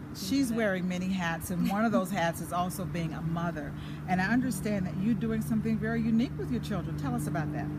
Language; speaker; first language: English; native; English